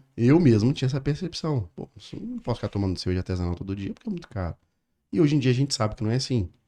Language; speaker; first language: Portuguese; native; Portuguese